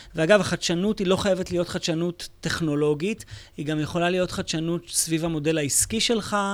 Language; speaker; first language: Hebrew; native; Hebrew